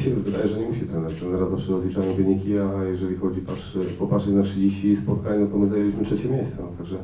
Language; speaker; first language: Polish; native; Polish